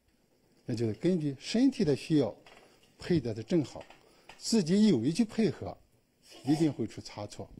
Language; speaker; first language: Chinese; native; Chinese